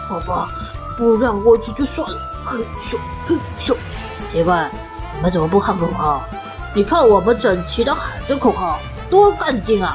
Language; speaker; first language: Chinese; native; Chinese